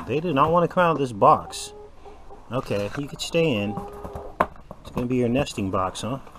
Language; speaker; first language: English; native; English